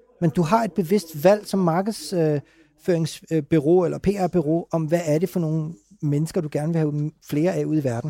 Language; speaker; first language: Danish; early bilingual, other home language; Urdu